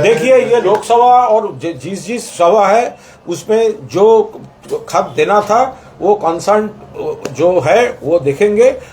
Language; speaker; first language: Hindi; non-native, local second language; Bangla